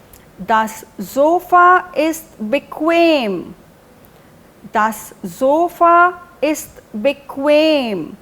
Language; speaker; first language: German; non-native, fluent; Hindi